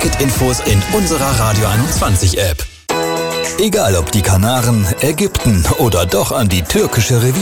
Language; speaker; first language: German; native; German